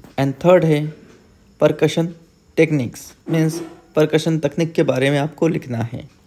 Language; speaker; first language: Hindi; non-native, local second language; Marathi